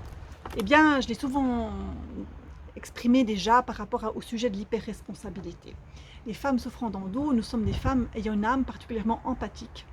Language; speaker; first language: French; native; French